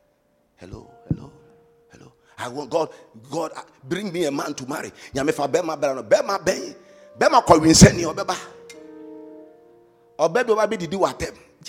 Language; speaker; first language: English; non-native, local second language; Akan